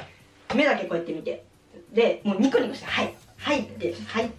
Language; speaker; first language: Japanese; native; Japanese